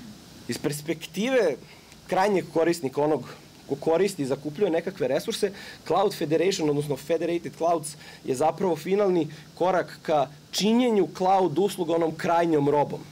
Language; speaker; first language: Serbian; native; Serbian